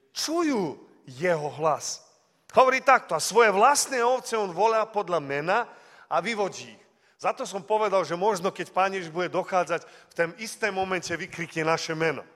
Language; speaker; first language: Slovak; early bilingual, heritage; Slovak